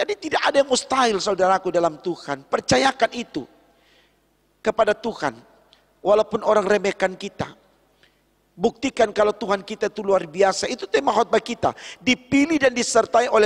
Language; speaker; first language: Indonesian; native; Indonesian